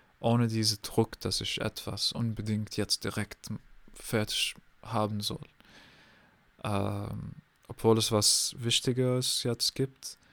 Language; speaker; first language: German; non-native, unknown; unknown